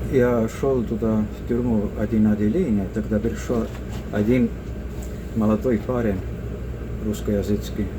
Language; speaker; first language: Russian; non-native, local second language; Estonian